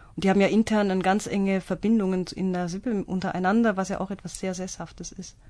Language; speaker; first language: German; native; German